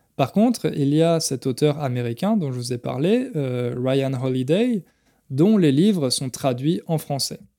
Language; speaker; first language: French; native; French